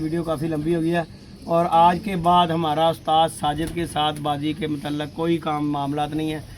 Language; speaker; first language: Urdu; non-native, local second language; Punjabi